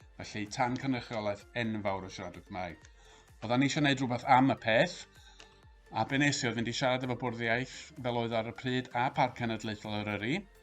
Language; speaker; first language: Welsh; native; Welsh